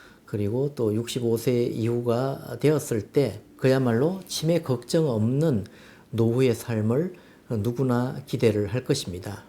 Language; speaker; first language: Korean; native; Korean